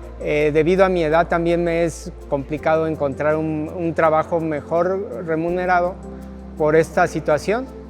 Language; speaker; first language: Spanish; native; Spanish